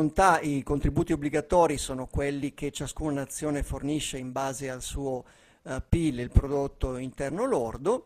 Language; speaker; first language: Italian; native; Italian